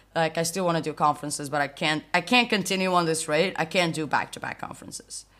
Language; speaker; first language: English; non-native, fluent; Portuguese